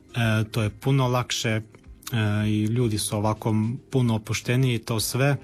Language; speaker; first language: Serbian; early bilingual, heritage; Croatian